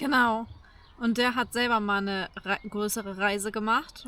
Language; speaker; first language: German; native; German